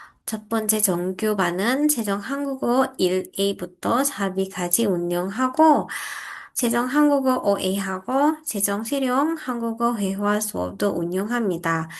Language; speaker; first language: Korean; non-native, fluent; Indonesian